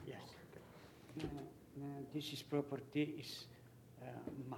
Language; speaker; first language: English; non-native, learner; Bulgarian